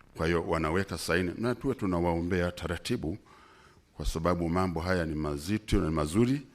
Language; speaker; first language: Swahili; native; Swahili